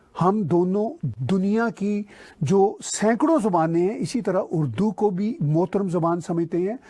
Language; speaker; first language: Urdu; non-native, local second language; Punjabi